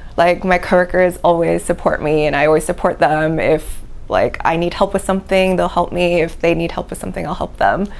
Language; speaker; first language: English; native; English